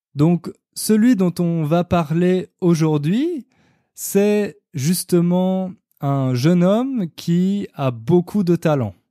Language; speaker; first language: French; native; French